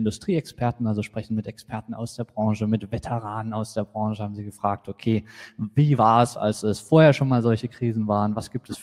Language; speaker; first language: German; native; German